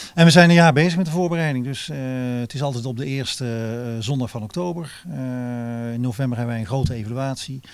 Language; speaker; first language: Dutch; native; Dutch